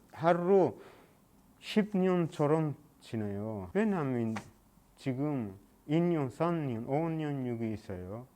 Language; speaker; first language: Korean; non-native, learner; Persian